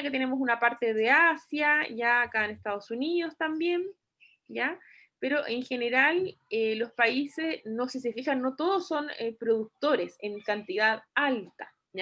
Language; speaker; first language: Spanish; native; Spanish